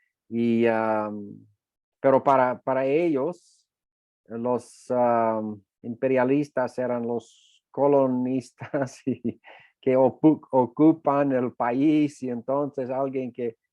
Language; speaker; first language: Spanish; non-native, fluent; English